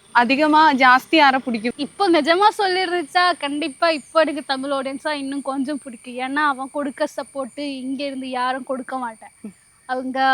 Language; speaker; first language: Tamil; non-native, learner; Malayalam